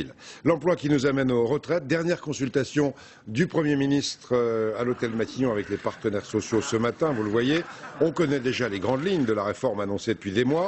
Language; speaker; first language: French; native; French